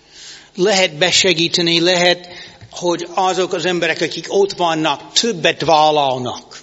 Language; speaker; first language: Hungarian; non-native, fluent; English